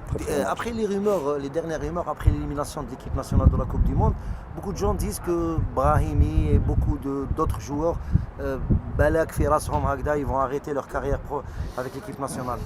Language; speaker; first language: French; non-native, local second language; Arabic